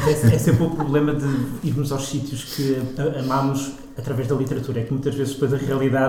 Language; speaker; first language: Portuguese; native; Portuguese